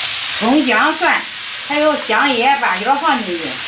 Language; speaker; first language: Chinese; native; Chinese